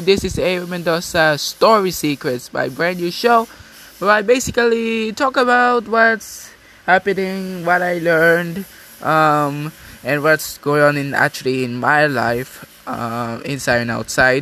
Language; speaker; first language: English; non-native, local second language; Filipino